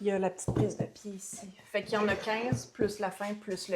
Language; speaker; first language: French; native; French